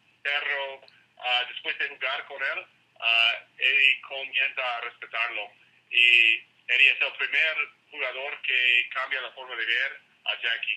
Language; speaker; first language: Spanish; non-native, learner; English